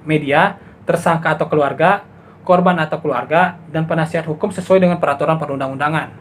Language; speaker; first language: Indonesian; native; Indonesian